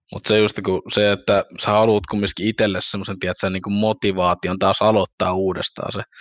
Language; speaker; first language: Finnish; early bilingual, other home language; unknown